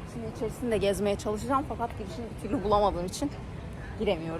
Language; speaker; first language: Turkish; native; Turkish